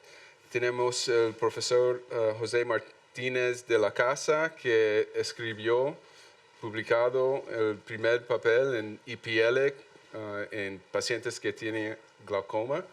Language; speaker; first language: Spanish; non-native, learner; English